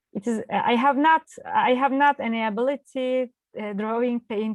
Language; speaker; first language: English; non-native, learner; Turkish